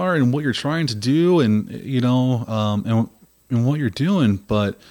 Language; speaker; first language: English; native; English